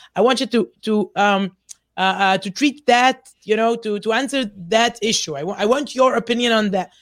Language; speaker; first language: English; non-native, fluent; Hebrew